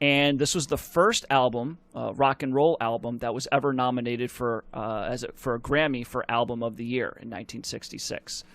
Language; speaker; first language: English; native; English